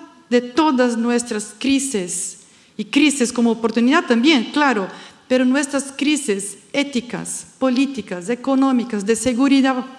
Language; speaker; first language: Spanish; non-native, fluent; Portuguese